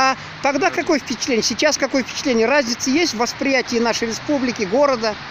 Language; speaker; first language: Russian; native; Russian